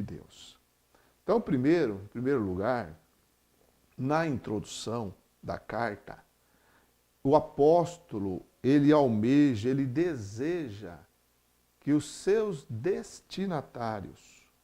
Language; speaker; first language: Portuguese; native; Portuguese